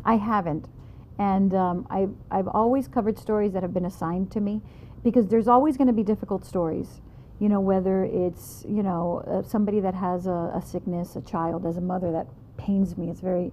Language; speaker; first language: English; native; English